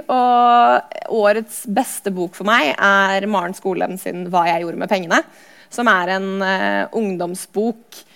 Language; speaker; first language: Norwegian; native; Norwegian